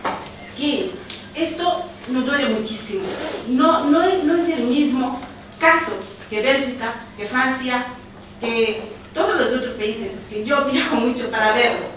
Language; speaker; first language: Spanish; non-native, learner; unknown